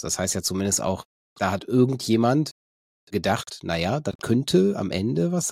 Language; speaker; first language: German; native; German